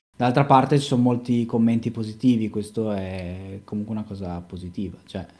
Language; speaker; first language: Italian; native; Italian